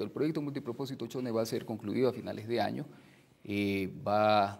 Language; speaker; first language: Spanish; native; Spanish